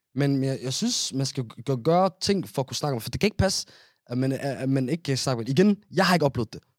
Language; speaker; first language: Danish; early bilingual, other home language; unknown